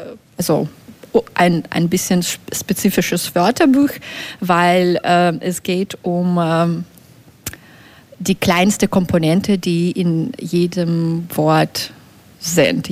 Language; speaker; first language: German; non-native, fluent; Belarusian